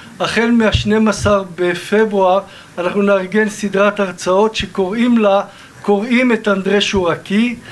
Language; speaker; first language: Hebrew; native; Hebrew